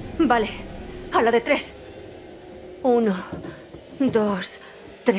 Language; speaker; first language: Spanish; native; Spanish